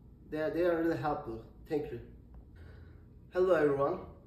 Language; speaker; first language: English; non-native, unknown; Turkish